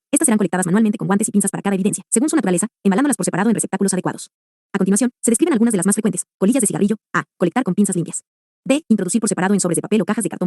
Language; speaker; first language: Spanish; native; Spanish